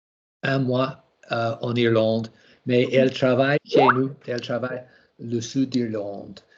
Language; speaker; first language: French; non-native, learner; English